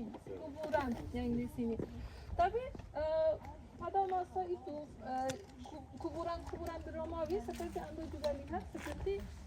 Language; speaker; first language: Indonesian; non-native, learner; Turkish